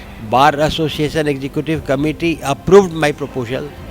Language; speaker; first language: English; non-native, local second language; Bangla